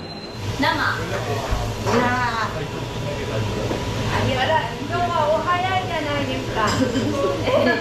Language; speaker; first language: Japanese; native; Japanese